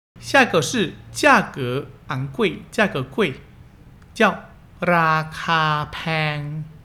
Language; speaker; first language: Chinese; early bilingual, heritage; Chinese